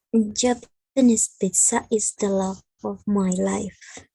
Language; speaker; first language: English; non-native, learner; Spanish